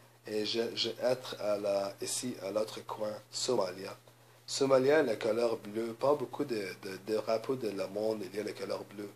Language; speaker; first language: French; non-native, learner; English